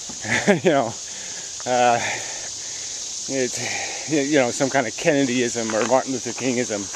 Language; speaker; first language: English; native; English